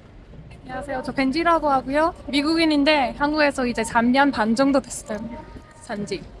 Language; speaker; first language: Korean; non-native, fluent; English